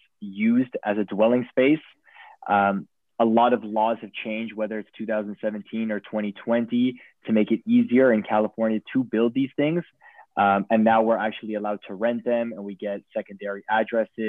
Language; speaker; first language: English; native; English